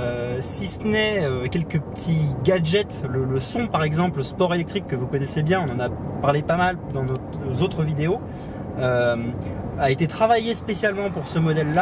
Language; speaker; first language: French; native; French